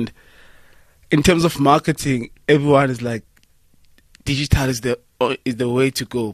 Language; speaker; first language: English; non-native, local second language; Northern Sotho